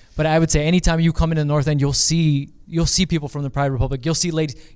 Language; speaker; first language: English; native; English